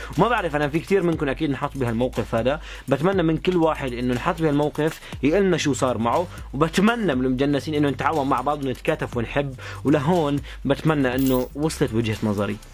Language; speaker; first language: Arabic; native; Arabic